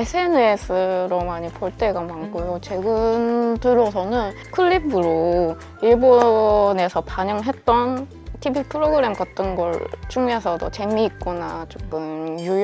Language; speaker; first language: Korean; non-native, fluent; Japanese